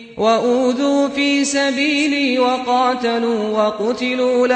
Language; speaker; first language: Arabic; native; Arabic